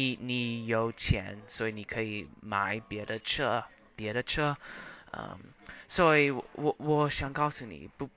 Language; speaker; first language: Chinese; non-native, learner; English